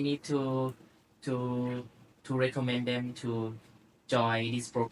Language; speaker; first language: English; non-native, learner; Thai